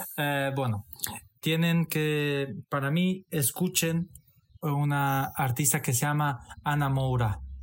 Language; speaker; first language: Spanish; non-native, fluent; Romanian